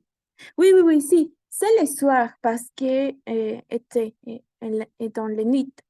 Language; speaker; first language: French; non-native, learner; Spanish